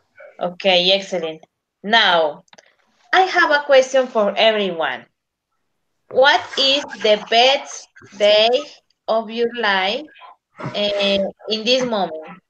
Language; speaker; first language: English; non-native, learner; Spanish